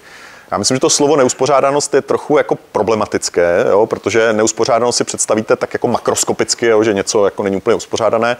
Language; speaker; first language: Czech; native; Czech